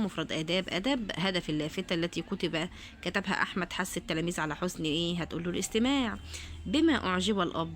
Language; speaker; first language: Arabic; native; Arabic